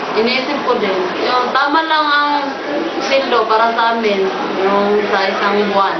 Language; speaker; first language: Filipino; non-native, local second language; Cebuano